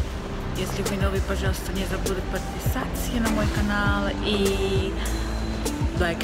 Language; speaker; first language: Russian; non-native, learner; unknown